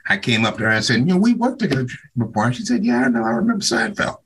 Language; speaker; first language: English; native; English